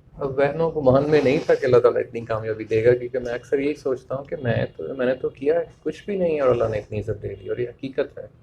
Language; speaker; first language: Urdu; non-native, local second language; Punjabi